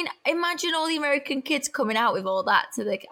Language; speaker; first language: English; native; English